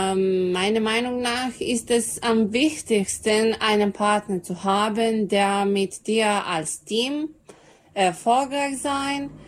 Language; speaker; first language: German; non-native, learner; Serbian